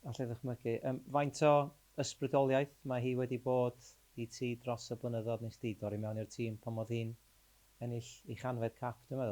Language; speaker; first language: Welsh; native; Welsh